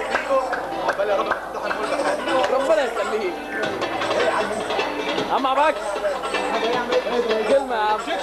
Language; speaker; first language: Arabic; native; Arabic